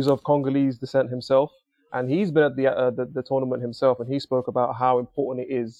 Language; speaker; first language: English; native; English